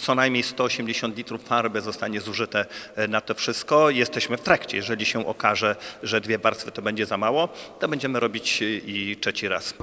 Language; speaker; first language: Polish; native; Polish